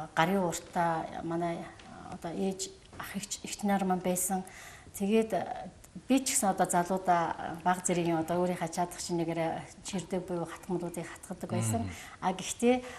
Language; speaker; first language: Mongolian; non-native, local second language; Kazakh